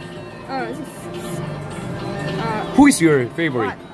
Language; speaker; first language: English; non-native, learner; Korean